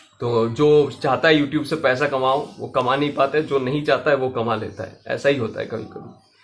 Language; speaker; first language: Hindi; non-native, local second language; Bangla